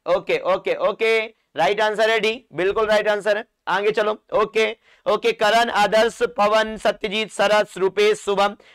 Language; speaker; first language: Hindi; non-native, local second language; Marathi